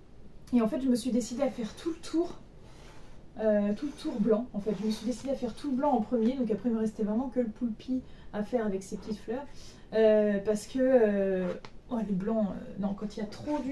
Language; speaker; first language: French; native; French